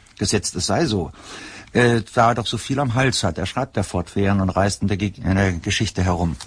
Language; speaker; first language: German; native; German